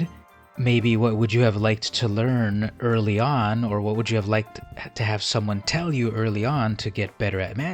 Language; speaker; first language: English; native; English